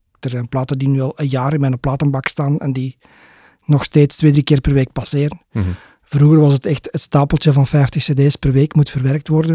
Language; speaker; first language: Dutch; native; Dutch